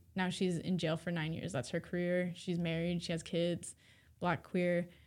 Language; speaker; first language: English; native; English